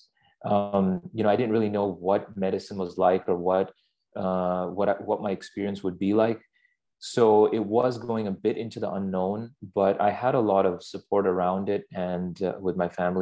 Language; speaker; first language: English; non-native, local second language; Urdu